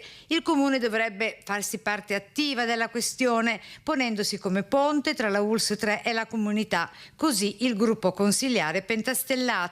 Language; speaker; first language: Italian; native; Italian